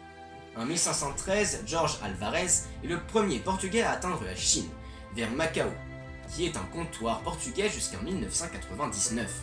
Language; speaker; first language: French; native; French